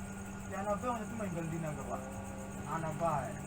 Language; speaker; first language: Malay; non-native, local second language; Javanese